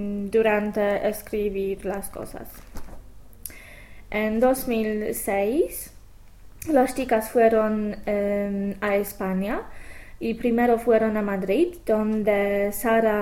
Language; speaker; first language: Spanish; non-native, fluent; English